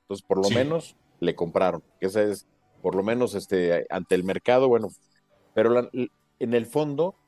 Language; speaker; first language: Spanish; native; Spanish